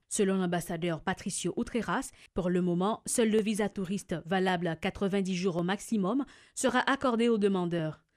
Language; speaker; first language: French; non-native, local second language; Haitian Creole